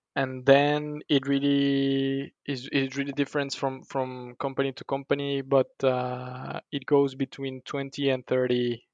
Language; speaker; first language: English; non-native, fluent; Spanish